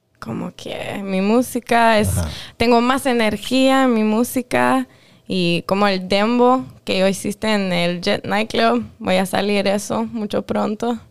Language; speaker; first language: Spanish; non-native, local second language; French